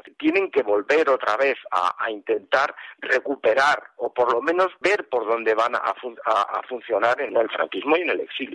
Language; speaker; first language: Spanish; native; Spanish